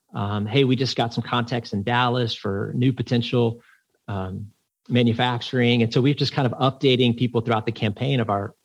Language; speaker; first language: English; native; English